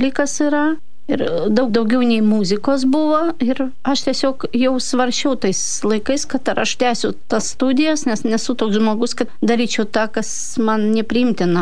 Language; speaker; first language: Lithuanian; non-native, fluent; Russian